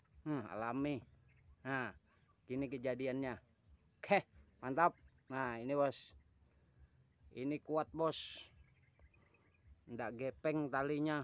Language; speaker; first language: Indonesian; native; Indonesian